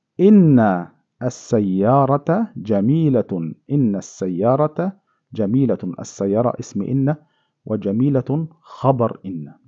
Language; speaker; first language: Arabic; non-native, fluent; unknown